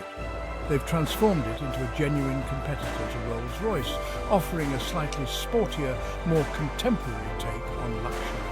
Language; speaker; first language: English; native; English